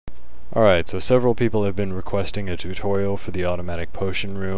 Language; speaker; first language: English; native; English